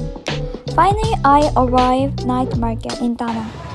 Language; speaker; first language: English; non-native, learner; Japanese